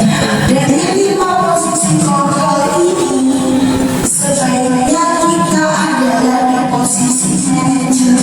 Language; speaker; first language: Indonesian; native; Indonesian